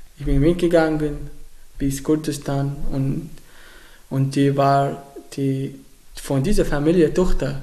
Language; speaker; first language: German; non-native, learner; Arabic